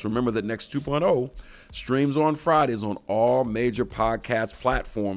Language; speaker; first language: English; native; English